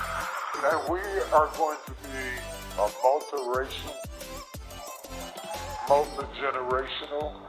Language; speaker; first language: English; native; English